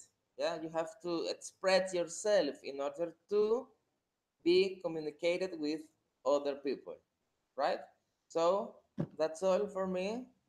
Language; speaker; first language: English; non-native, fluent; Spanish